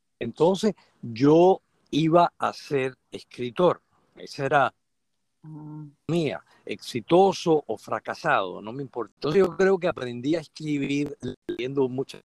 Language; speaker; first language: Spanish; native; Spanish